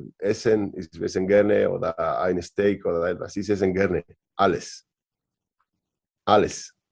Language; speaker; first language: German; non-native, learner; Spanish